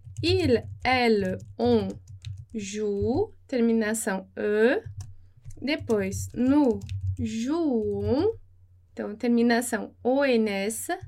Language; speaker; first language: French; non-native, fluent; Portuguese